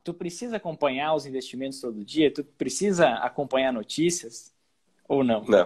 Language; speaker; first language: Portuguese; native; Portuguese